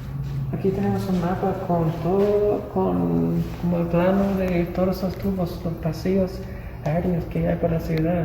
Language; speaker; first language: Spanish; non-native, fluent; English